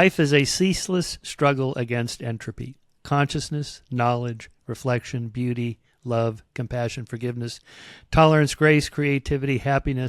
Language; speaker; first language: English; native; English